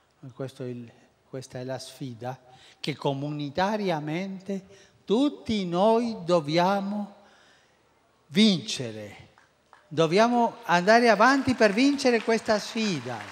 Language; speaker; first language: Italian; non-native, fluent; Spanish